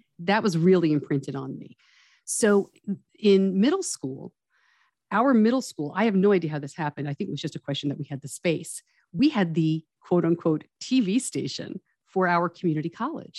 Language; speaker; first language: English; native; English